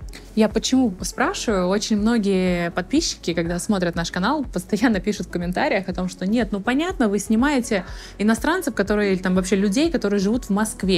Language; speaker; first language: Russian; native; Russian